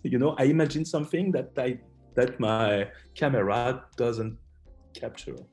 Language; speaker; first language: English; non-native, learner; French